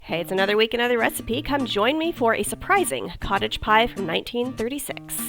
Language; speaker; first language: English; native; English